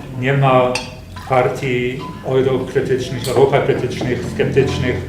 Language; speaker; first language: Polish; non-native, fluent; German